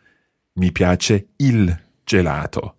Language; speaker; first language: Italian; non-native, fluent; English